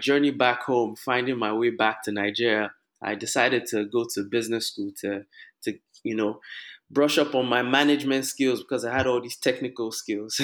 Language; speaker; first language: English; non-native, local second language; Yoruba